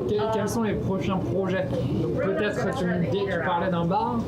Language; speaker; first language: French; native; French